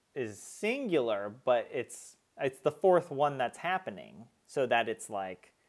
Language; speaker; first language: English; native; English